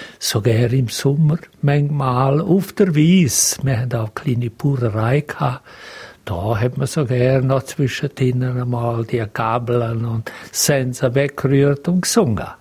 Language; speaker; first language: German; non-native, local second language; Romansh